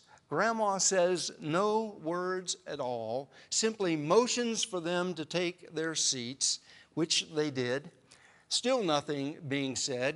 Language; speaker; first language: English; native; English